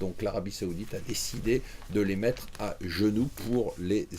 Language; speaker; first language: French; native; French